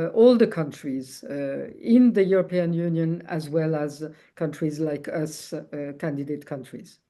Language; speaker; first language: English; non-native, fluent; Georgian